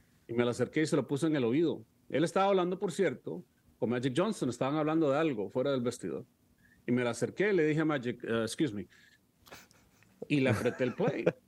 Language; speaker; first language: Spanish; early bilingual, heritage; Spanish